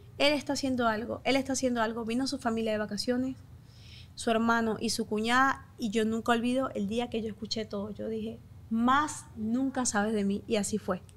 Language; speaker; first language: Spanish; native; Spanish